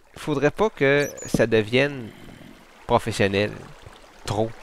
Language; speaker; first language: French; native; French